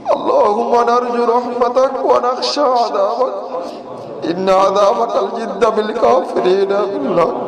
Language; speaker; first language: Arabic; non-native, fluent; Bangla